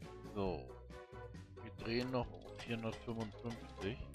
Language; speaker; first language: German; native; German